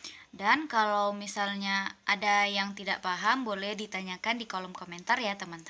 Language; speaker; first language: Indonesian; native; Indonesian